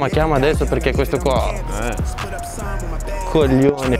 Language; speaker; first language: Italian; non-native, learner; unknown